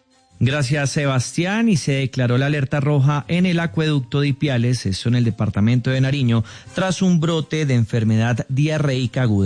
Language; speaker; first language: Spanish; native; Spanish